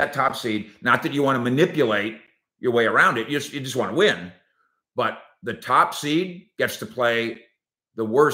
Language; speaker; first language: English; native; English